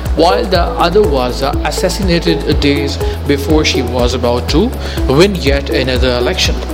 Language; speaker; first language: English; non-native, local second language; Urdu